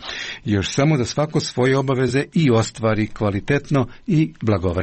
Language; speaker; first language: Croatian; native; Croatian